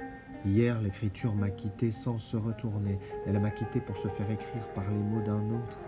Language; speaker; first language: French; native; French